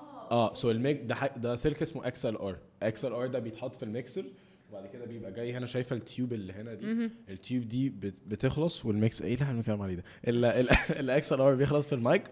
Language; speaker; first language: Arabic; early bilingual, heritage; Arabic